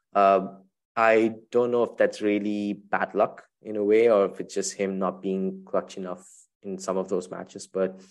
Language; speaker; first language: English; non-native, local second language; Tamil